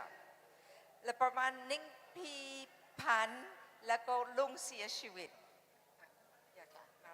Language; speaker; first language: Thai; non-native, fluent; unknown